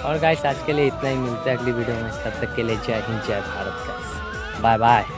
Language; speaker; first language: Hindi; non-native, local second language; Bangla